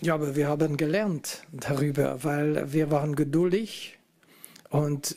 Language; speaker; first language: German; non-native, fluent; French